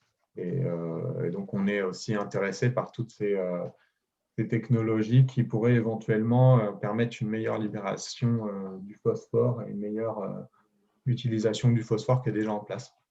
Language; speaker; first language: French; native; French